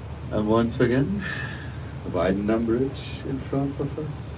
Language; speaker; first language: English; non-native, fluent; German